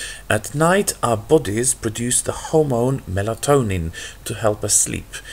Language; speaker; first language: English; non-native, fluent; Albanian